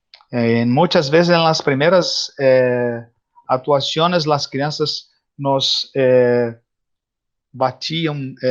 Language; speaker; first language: Spanish; non-native, learner; Portuguese